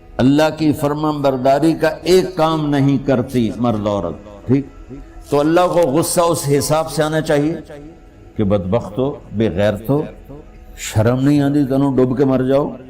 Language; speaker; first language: Urdu; non-native, local second language; Punjabi